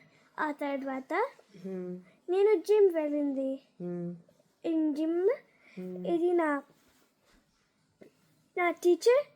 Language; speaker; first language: Telugu; early bilingual, heritage; Telugu